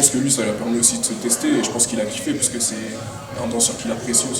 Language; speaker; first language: French; native; French